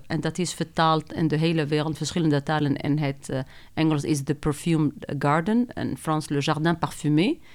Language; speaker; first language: Dutch; non-native, fluent; Arabic